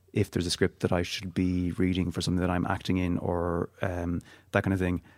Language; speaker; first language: English; native; English